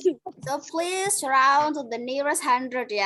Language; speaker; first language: English; non-native, local second language; Indonesian